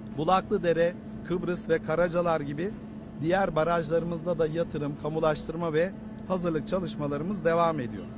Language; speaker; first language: Turkish; native; Turkish